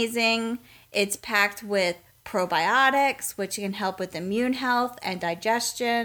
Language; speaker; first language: English; native; English